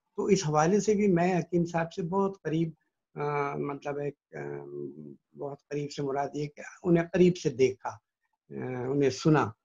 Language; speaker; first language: Urdu; native; Urdu